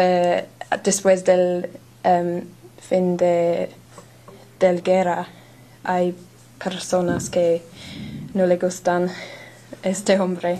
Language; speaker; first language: Spanish; non-native, learner; English